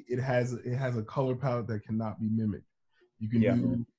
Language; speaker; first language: English; native; English